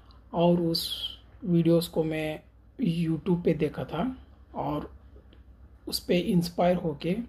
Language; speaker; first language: Hindi; non-native, local second language; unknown